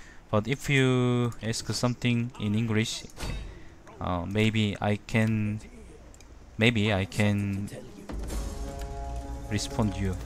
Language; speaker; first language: English; non-native, learner; Korean